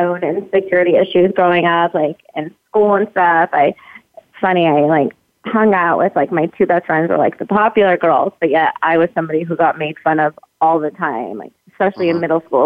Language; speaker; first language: English; native; English